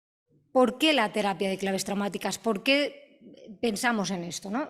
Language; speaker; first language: Spanish; native; Spanish